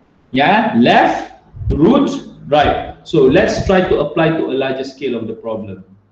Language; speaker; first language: English; non-native, local second language; Malay